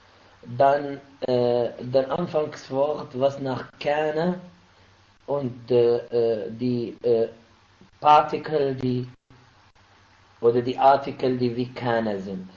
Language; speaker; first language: German; non-native, fluent; Arabic